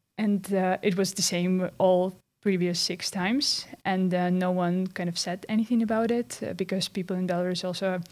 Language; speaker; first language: English; non-native, fluent; Russian